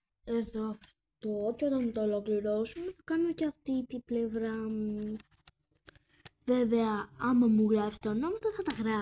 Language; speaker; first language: Greek; native; Greek